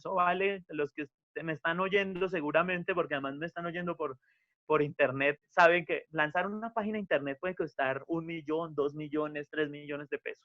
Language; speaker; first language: Spanish; native; Spanish